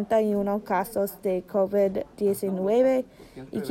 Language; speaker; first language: Spanish; non-native, learner; English